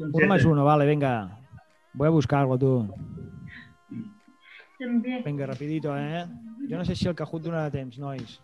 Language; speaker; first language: Catalan; native; Catalan